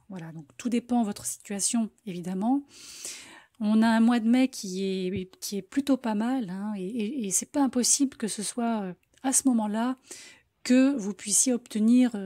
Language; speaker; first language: French; native; French